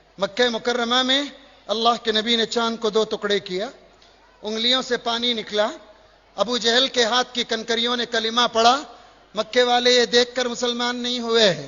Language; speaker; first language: Urdu; native; Urdu